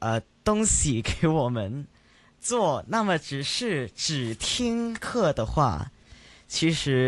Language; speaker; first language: Chinese; non-native, local second language; Cantonese